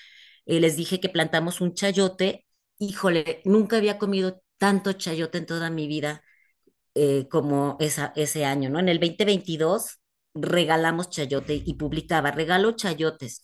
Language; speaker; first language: Spanish; native; Spanish